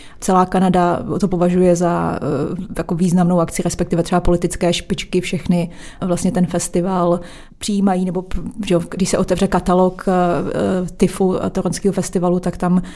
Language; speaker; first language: Czech; native; Czech